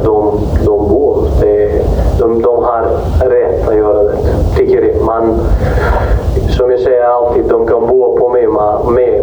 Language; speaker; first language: Swedish; non-native, fluent; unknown